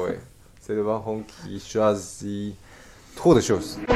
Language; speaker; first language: French; non-native, learner; Chinese